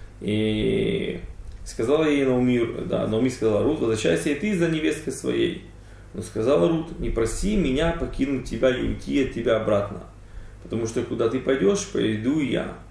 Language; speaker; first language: Russian; early bilingual, heritage; Russian